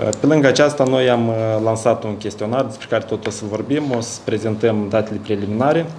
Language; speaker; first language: Romanian; native; Romanian